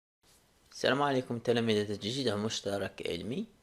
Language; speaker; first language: Arabic; native; Arabic